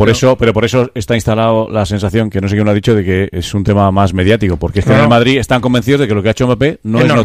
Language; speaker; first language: Spanish; native; Spanish